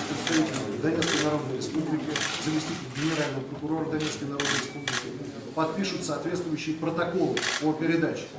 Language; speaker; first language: Russian; native; Russian